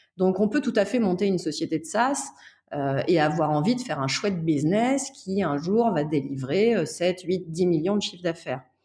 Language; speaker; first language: French; native; French